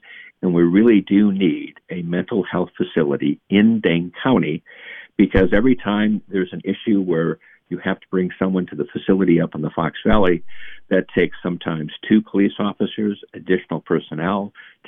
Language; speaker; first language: English; native; English